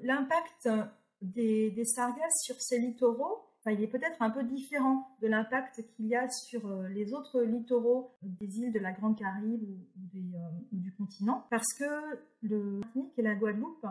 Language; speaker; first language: French; native; French